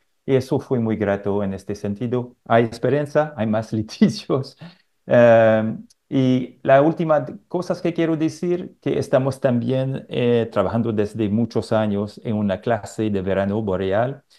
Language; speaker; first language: Spanish; non-native, fluent; French